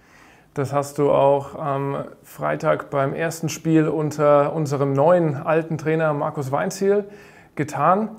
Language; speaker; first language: German; native; German